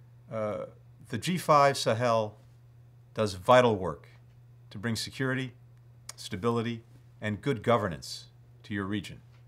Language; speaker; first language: English; native; English